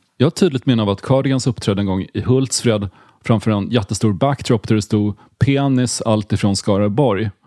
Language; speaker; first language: Swedish; native; Swedish